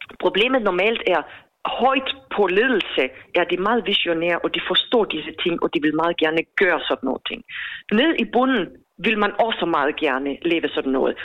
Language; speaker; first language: Danish; non-native, fluent; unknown